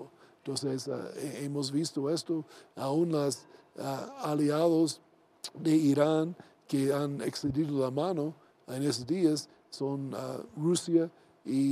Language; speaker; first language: Spanish; non-native, learner; English